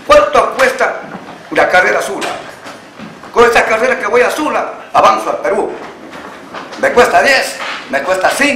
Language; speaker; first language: Spanish; native; Spanish